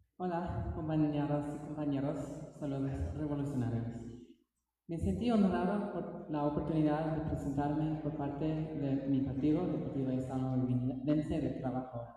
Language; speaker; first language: Spanish; non-native, fluent; English